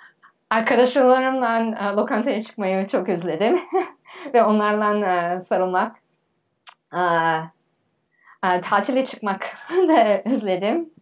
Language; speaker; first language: Turkish; early bilingual, heritage; Turkish